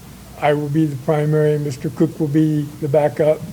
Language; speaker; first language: English; native; English